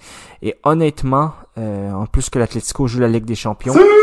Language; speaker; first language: French; native; French